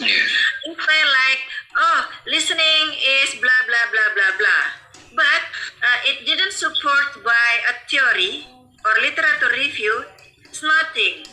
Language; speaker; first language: English; non-native, fluent; Indonesian